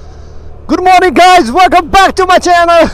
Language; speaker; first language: English; non-native, local second language; Tibetan